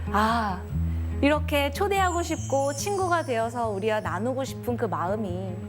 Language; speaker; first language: Korean; native; Korean